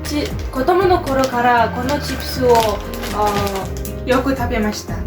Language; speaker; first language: Japanese; non-native, learner; Mongolian